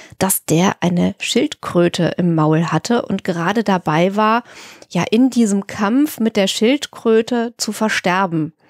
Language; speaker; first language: German; native; German